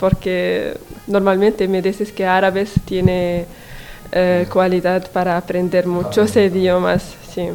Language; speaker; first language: Spanish; non-native, learner; Arabic